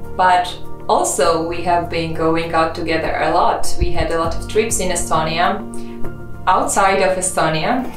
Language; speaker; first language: English; non-native, fluent; Georgian